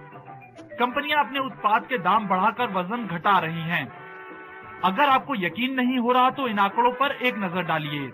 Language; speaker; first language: Hindi; native; Hindi